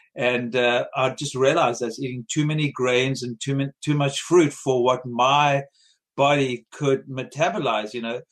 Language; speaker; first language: English; native; English